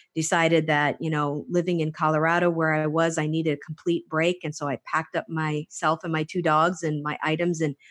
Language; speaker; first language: English; native; English